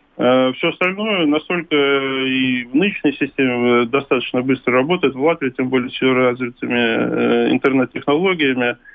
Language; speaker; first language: Russian; native; Russian